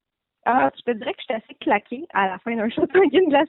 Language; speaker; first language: French; native; French